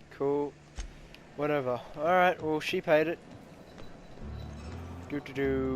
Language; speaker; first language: English; native; English